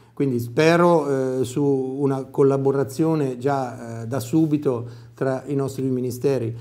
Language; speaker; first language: Italian; native; Italian